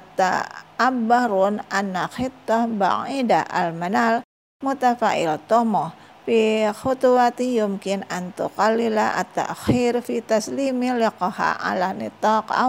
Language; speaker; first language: Arabic; non-native, fluent; Indonesian